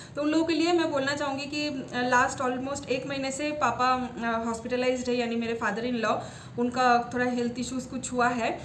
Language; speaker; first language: Hindi; non-native, local second language; Bangla